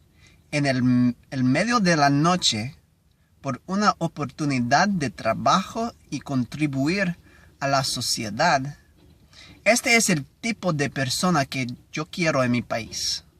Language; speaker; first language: Spanish; non-native, learner; English